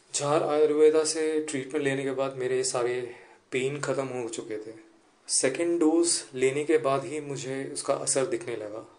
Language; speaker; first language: Hindi; non-native, local second language; Gujarati